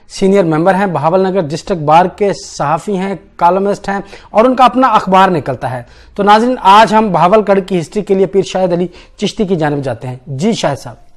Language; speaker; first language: Urdu; non-native, local second language; Punjabi